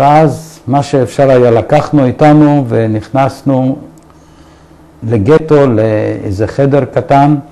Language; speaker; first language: Hebrew; early bilingual, other home language; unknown